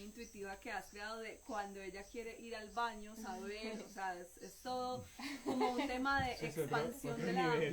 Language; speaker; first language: Spanish; native; Spanish